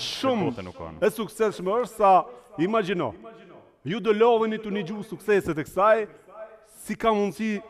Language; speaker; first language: Albanian; native; Albanian